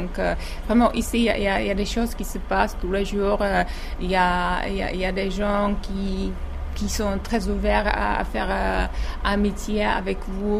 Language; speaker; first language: French; non-native, fluent; Czech